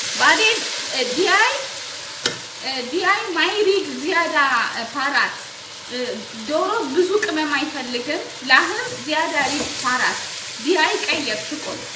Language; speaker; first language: Arabic; non-native, learner; Amharic